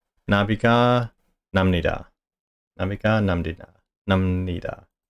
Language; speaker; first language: Korean; non-native, learner; English